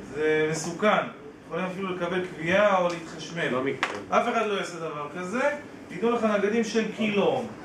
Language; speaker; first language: Hebrew; native; Hebrew